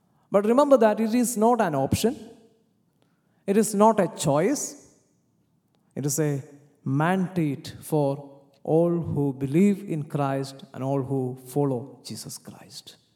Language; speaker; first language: English; non-native, local second language; Malayalam